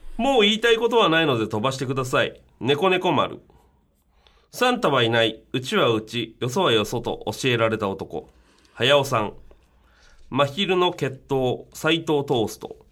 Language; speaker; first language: Japanese; native; Japanese